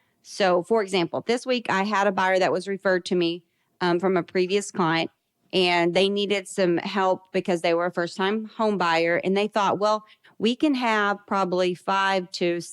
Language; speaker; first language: English; native; English